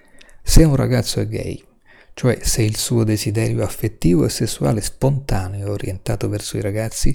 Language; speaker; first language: Italian; native; Italian